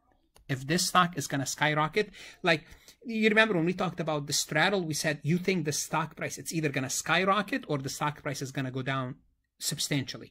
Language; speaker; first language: English; non-native, fluent; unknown